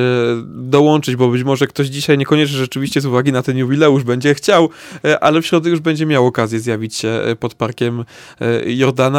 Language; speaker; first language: Polish; native; Polish